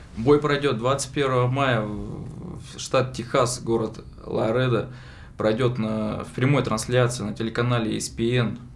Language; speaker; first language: Russian; native; Russian